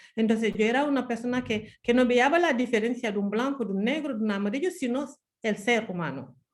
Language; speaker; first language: Spanish; non-native, fluent; Wolof